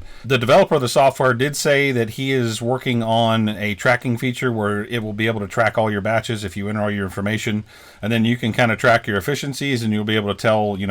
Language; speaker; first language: English; native; English